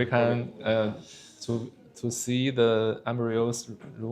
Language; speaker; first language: English; non-native, learner; Chinese